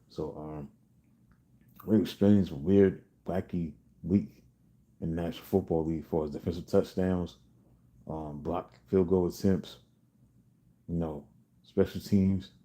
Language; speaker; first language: English; native; English